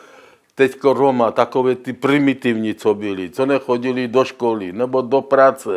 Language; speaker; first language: Czech; non-native, local second language; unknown